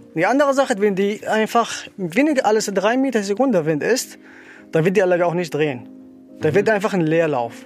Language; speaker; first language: German; non-native, learner; Arabic